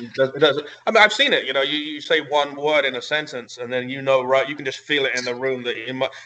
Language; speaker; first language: English; native; English